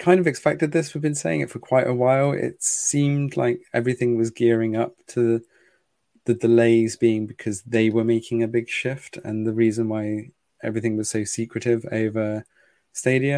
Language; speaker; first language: English; native; English